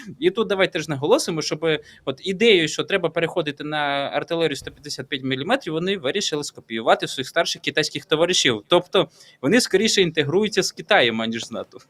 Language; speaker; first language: Ukrainian; native; Ukrainian